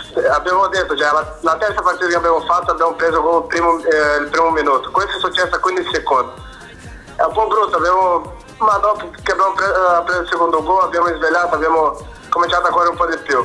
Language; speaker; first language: Italian; non-native, fluent; Portuguese